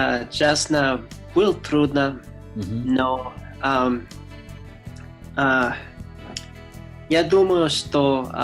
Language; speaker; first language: Russian; non-native, learner; English